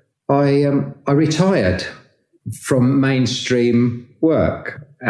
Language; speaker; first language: English; native; English